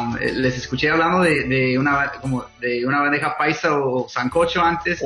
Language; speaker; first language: Spanish; non-native, fluent; English